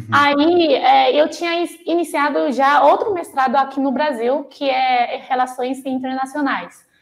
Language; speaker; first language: Portuguese; non-native, fluent; Chinese